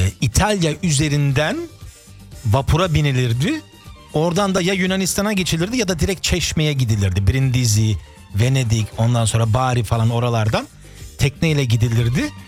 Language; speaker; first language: Turkish; early bilingual, heritage; Turkish